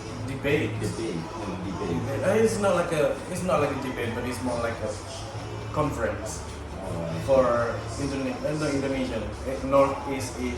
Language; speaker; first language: English; non-native, local second language; Indonesian